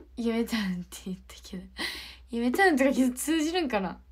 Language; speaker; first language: Japanese; native; Japanese